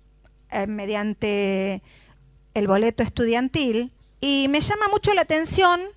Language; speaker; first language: Spanish; native; Spanish